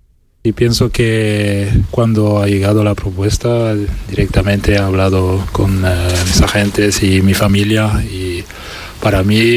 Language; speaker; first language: Spanish; non-native, fluent; French